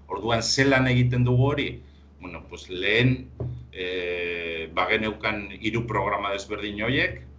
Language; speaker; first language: Basque; non-native, local second language; Spanish